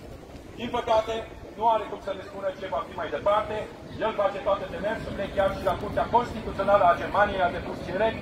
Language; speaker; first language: Romanian; native; Romanian